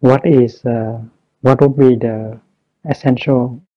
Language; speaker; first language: English; non-native, fluent; Vietnamese